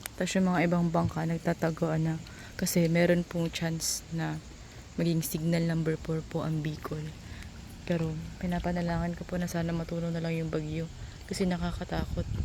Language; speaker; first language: Filipino; native; Filipino